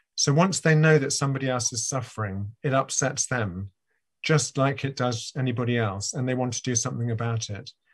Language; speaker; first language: English; native; English